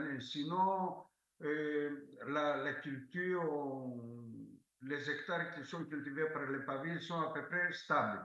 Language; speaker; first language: French; non-native, fluent; Greek